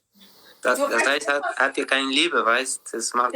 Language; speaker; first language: German; non-native, learner; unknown